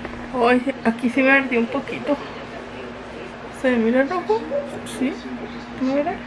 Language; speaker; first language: Spanish; native; Spanish